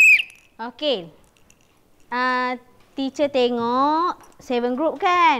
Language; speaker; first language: Malay; native; Malay